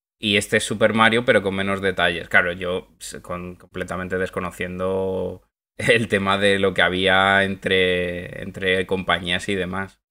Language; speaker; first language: Spanish; native; Spanish